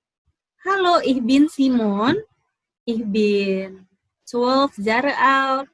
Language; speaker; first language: German; non-native, fluent; Indonesian